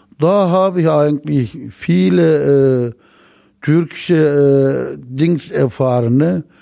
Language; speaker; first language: German; non-native, learner; Turkish